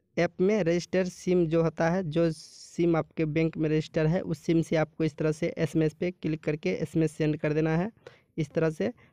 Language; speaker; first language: Hindi; native; Hindi